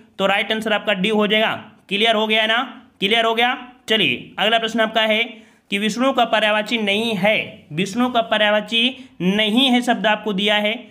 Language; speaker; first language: Hindi; native; Hindi